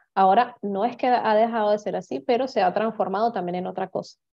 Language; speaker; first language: Spanish; native; Spanish